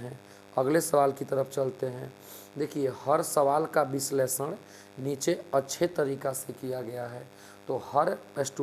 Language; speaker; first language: Hindi; native; Hindi